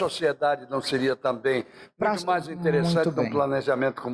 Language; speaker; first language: Portuguese; native; Portuguese